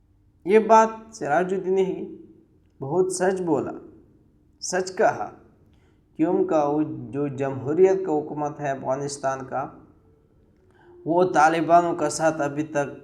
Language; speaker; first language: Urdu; non-native, learner; Pashto